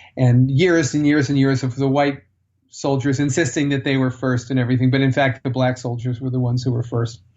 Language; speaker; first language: English; native; English